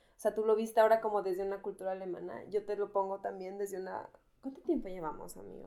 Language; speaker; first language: Spanish; native; Spanish